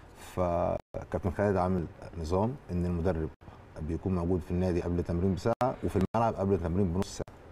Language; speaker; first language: Egyptian Arabic; native; Egyptian Arabic